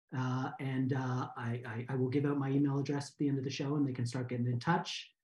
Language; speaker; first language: English; native; English